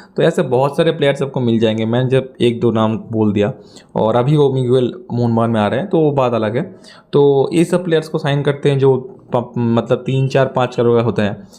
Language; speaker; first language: Hindi; native; Hindi